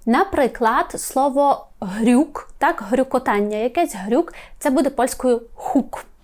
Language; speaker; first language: Ukrainian; native; Ukrainian